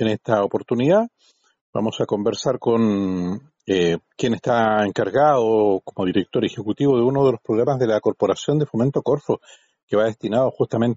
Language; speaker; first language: Spanish; native; Spanish